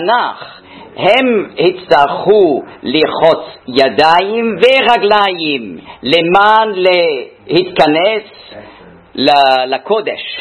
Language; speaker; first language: Hebrew; non-native, fluent; German